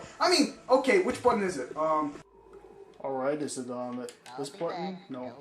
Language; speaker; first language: English; native; English